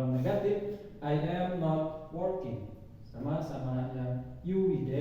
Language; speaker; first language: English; non-native, learner; Sundanese